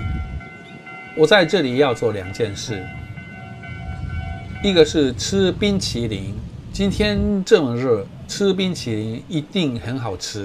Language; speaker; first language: Chinese; non-native, fluent; Japanese